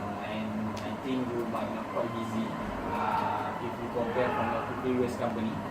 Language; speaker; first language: English; non-native, learner; Malay